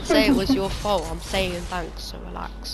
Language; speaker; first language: English; native; English